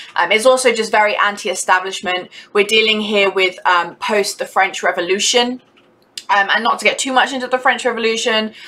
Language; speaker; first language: English; native; English